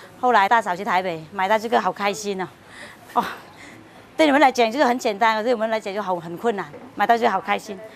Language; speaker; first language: Chinese; non-native, fluent; Vietnamese